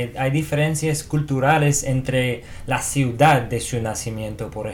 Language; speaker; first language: Spanish; non-native, fluent; English